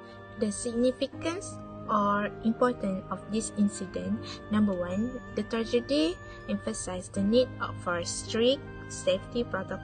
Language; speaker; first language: English; non-native, local second language; Malay